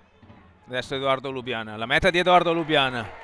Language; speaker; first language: Italian; native; Italian